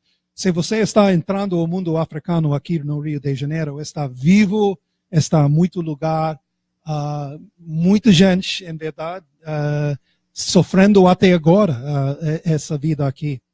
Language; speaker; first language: Portuguese; non-native, fluent; English